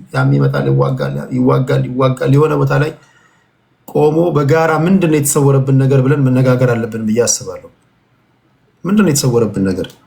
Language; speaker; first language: Amharic; native; Amharic